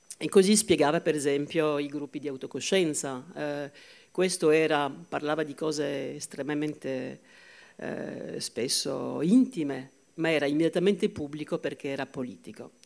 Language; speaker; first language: Italian; non-native, fluent; French